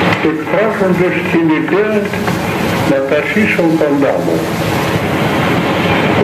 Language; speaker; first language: Greek; non-native, fluent; Russian